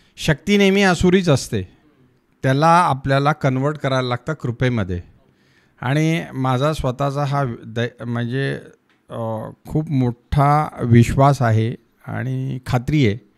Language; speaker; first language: Marathi; native; Marathi